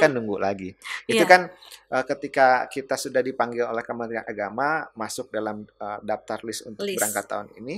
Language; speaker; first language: Indonesian; native; Indonesian